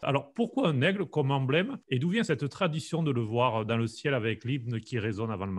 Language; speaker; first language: French; native; French